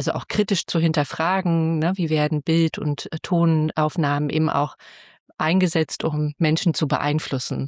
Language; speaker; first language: German; native; German